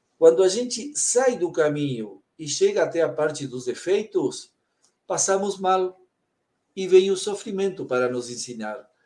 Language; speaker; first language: Portuguese; native; Portuguese